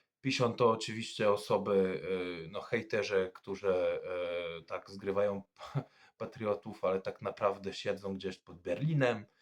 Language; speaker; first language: Polish; non-native, fluent; French